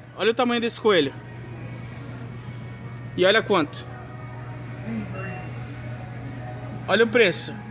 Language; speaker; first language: Portuguese; native; Portuguese